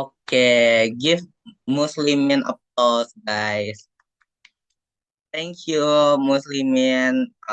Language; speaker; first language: English; non-native, fluent; Indonesian